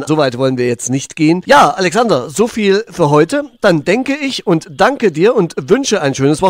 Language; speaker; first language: German; native; German